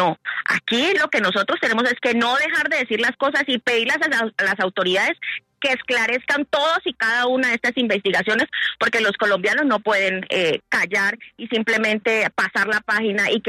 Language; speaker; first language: Spanish; native; Spanish